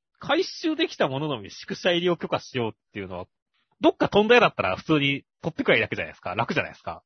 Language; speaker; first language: Japanese; native; Japanese